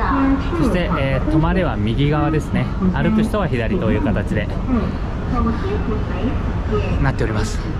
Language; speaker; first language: Japanese; native; Japanese